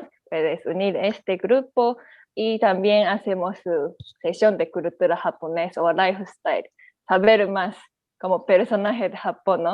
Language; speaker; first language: Spanish; non-native, learner; Japanese